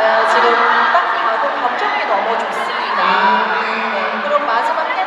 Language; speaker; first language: Korean; non-native, fluent; Cantonese